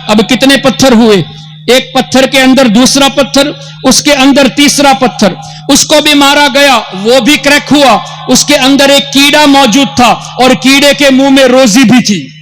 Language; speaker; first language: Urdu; non-native, fluent; Memoni